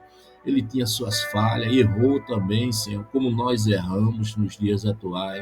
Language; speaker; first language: Portuguese; native; Portuguese